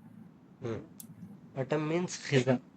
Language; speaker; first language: English; non-native, learner; Urdu